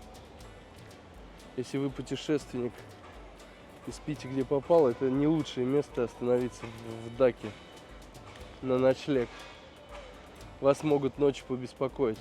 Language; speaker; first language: Russian; native; Russian